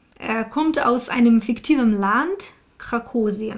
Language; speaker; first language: German; non-native, fluent; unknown